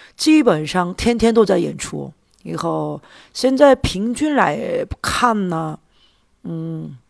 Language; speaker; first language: Chinese; non-native, fluent; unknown